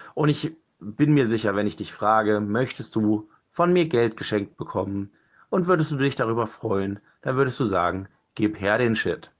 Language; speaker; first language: German; native; German